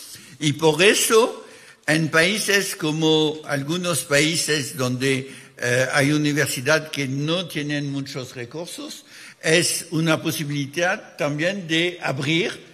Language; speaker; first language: Spanish; non-native, fluent; French